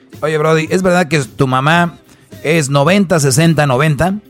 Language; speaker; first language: Spanish; native; Spanish